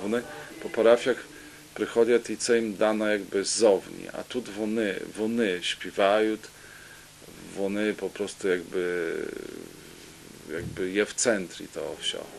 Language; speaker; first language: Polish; non-native, local second language; Rusyn